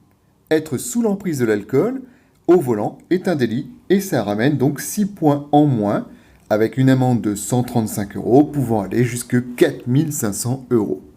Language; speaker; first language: French; native; French